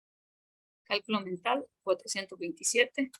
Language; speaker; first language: Spanish; native; Spanish